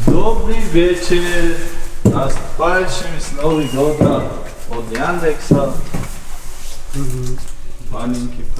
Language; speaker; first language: Russian; non-native, learner; Tajik